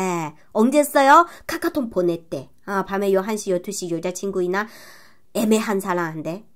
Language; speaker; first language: Korean; non-native, fluent; Chinese